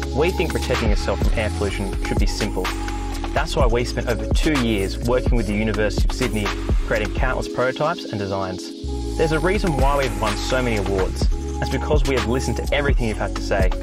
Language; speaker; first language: English; native; English